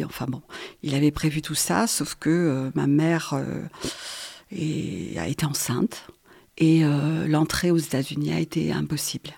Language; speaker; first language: French; native; French